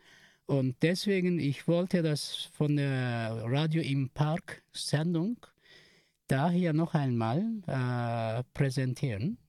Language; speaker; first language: German; non-native, learner; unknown